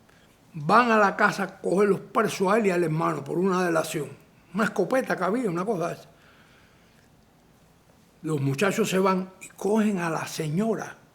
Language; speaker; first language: Spanish; native; Spanish